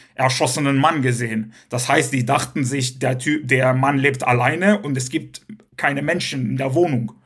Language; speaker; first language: German; non-native, local second language; Hebrew